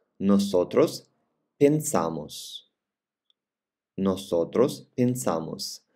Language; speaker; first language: Spanish; non-native, fluent; Russian